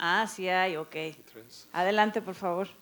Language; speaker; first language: Spanish; native; Spanish